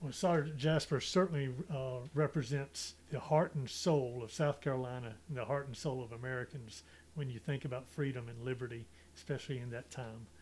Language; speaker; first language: English; native; English